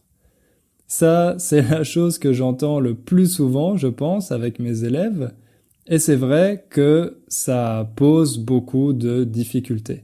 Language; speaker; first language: French; native; French